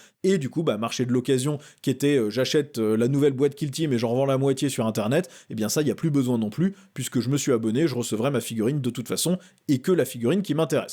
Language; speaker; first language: French; native; French